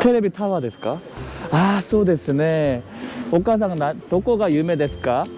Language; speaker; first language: Japanese; non-native, learner; Korean